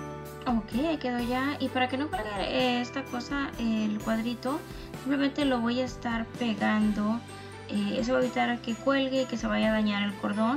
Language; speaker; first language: Spanish; native; Spanish